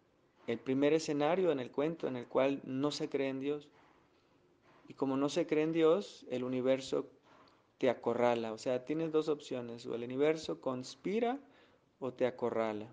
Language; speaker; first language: Spanish; native; Spanish